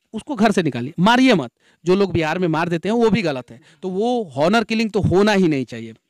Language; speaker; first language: Hindi; native; Hindi